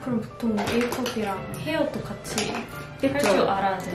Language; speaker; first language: Korean; non-native, fluent; Cantonese